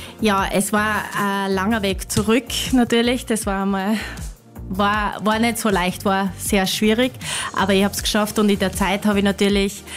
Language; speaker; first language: German; native; German